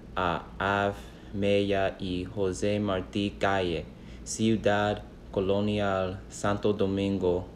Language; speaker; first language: Spanish; non-native, learner; English